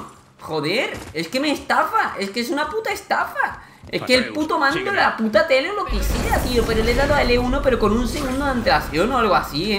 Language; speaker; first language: Spanish; native; Spanish